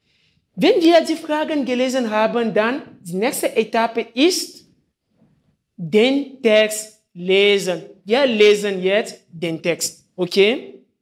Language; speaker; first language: German; non-native, fluent; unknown